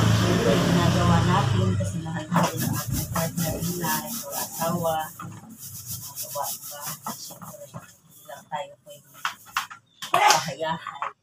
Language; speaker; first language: Filipino; non-native, local second language; Cebuano